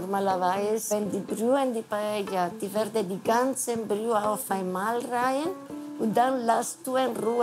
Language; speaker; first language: German; non-native, learner; Spanish